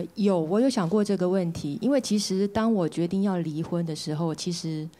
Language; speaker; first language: Chinese; native; Chinese